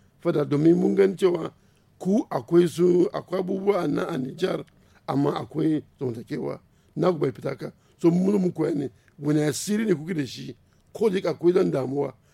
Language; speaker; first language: Hausa; non-native, local second language; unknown